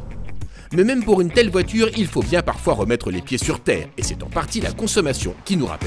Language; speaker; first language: French; native; French